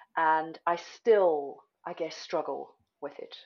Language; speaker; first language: English; native; English